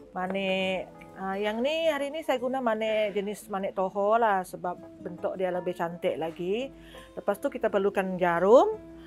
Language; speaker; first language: Malay; non-native, local second language; Iban